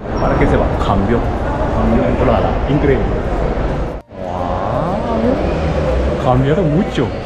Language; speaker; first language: Spanish; non-native, learner; Japanese